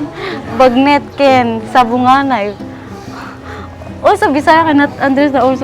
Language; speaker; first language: English; non-native, learner; Filipino